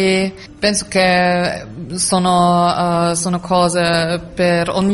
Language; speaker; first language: Italian; non-native, learner; German